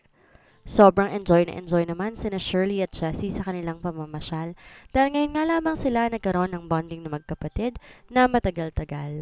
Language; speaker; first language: Filipino; native; Filipino